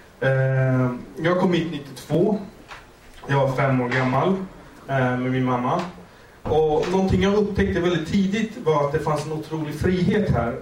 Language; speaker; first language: Swedish; early bilingual, other home language; Kurdish